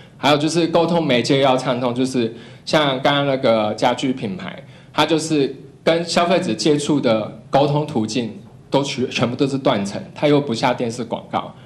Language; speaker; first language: Chinese; non-native, local second language; Cantonese